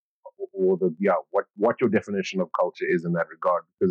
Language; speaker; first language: English; native; English